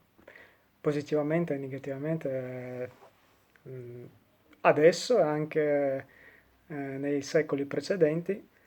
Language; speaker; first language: Italian; non-native, fluent; Russian